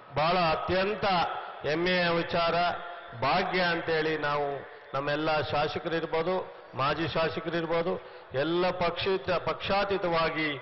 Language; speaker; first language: Kannada; native; Kannada